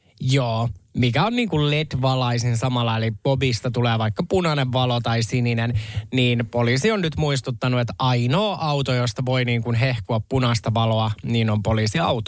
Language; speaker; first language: Finnish; native; Finnish